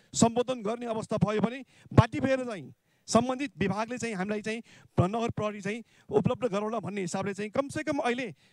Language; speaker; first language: Nepali; non-native, local second language; Newari